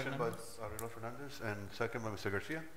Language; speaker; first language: English; native; English